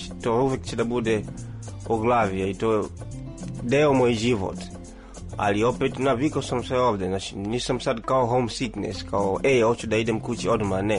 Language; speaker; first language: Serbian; non-native, fluent; Swahili